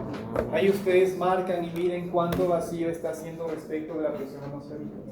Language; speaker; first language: Spanish; native; Spanish